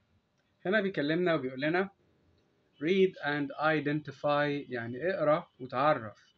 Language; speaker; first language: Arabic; native; Arabic